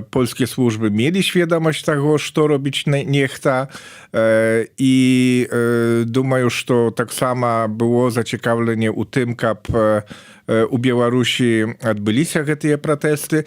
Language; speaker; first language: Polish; non-native, learner; Belarusian